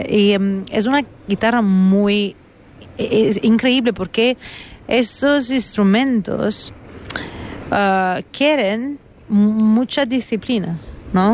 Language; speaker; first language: Spanish; non-native, fluent; Italian